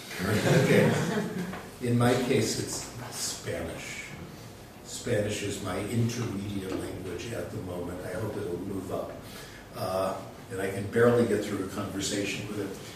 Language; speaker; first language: English; native; English